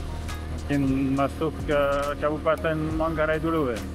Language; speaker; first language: Indonesian; non-native, fluent; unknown